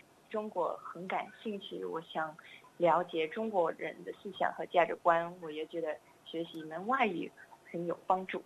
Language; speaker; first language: Chinese; non-native, fluent; English